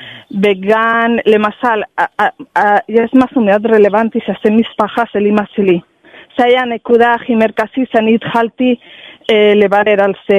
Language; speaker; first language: Hebrew; non-native, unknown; Spanish